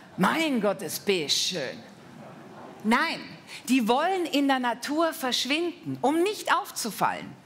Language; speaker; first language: German; native; German